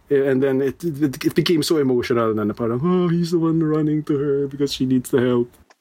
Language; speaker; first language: English; non-native, local second language; Filipino